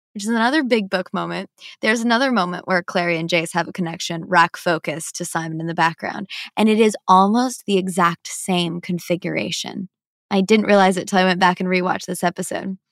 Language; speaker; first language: English; native; English